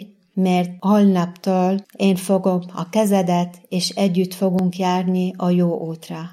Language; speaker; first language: Hungarian; non-native, fluent; Arabic